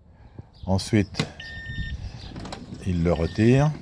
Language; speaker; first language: French; native; French